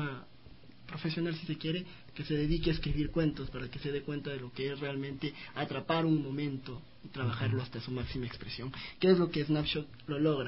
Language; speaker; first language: Spanish; native; Spanish